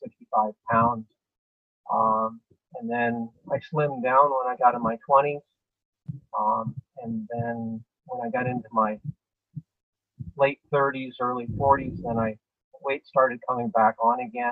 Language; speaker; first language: English; native; English